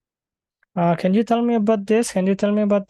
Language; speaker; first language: English; non-native, fluent; Indonesian